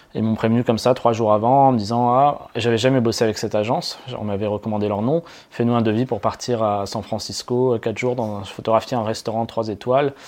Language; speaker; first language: French; native; French